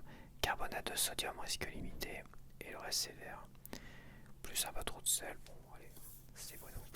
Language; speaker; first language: French; native; French